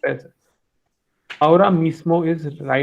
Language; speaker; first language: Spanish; non-native, fluent; Hindi